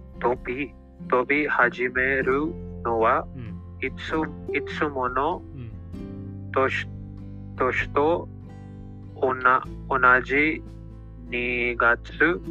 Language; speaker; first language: Japanese; non-native, learner; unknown